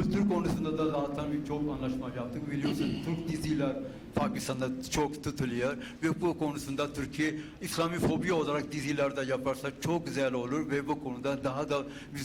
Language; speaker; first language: Turkish; non-native, fluent; Urdu